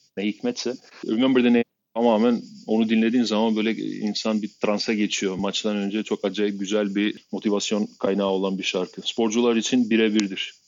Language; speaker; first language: Turkish; non-native, fluent; Albanian